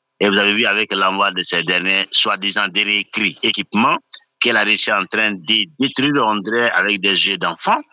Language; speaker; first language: French; non-native, local second language; Bambara